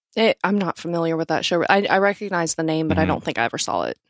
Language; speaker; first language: English; native; English